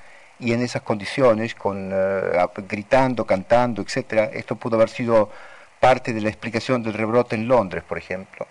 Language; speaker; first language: Spanish; native; Spanish